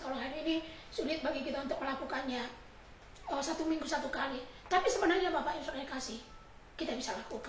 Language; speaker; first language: Indonesian; native; Indonesian